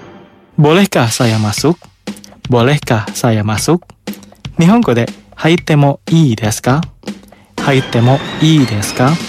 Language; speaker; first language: Japanese; non-native, fluent; Indonesian